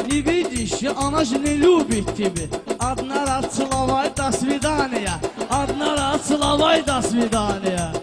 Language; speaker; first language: Russian; non-native, learner; Azerbaijani